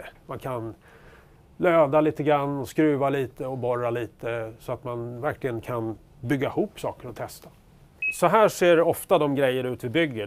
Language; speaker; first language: Swedish; native; Swedish